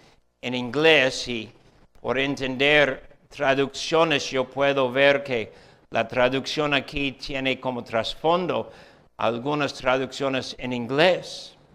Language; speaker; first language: Spanish; non-native, fluent; English